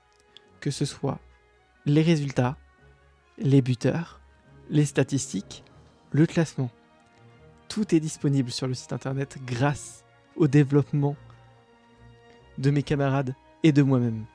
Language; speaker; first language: French; native; French